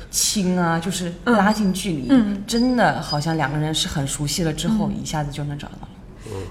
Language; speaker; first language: Chinese; non-native, local second language; Wu Chinese